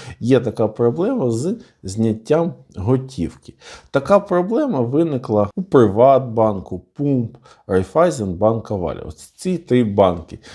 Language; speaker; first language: Ukrainian; non-native, local second language; Russian